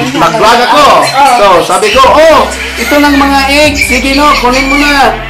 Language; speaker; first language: Filipino; non-native, local second language; Cebuano